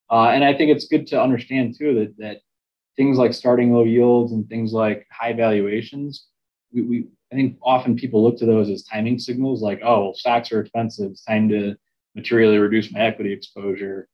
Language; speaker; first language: English; native; English